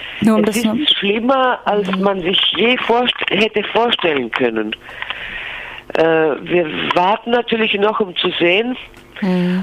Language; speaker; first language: German; non-native, fluent; Greek